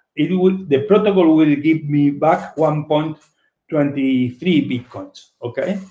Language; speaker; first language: English; non-native, fluent; Spanish